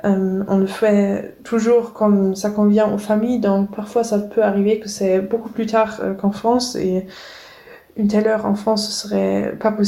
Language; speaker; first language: French; non-native, fluent; German